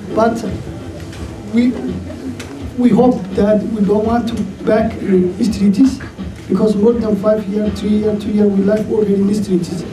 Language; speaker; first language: English; non-native, learner; Somali